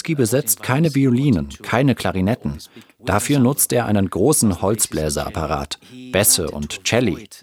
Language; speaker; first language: German; non-native, fluent; Spanish